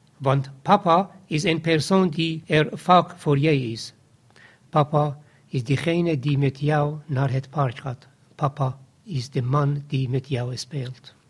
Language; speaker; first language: Dutch; non-native, fluent; Persian